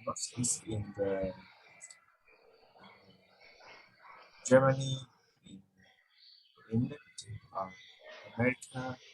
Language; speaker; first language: English; non-native, learner; Vietnamese